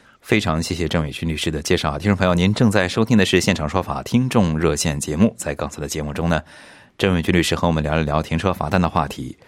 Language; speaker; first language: Chinese; native; Chinese